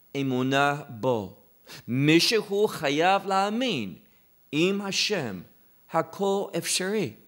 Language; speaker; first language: Hebrew; non-native, fluent; English